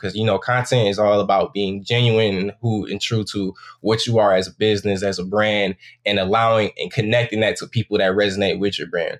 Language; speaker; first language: English; native; English